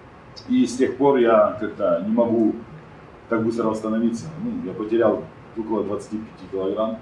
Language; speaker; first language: Russian; non-native, fluent; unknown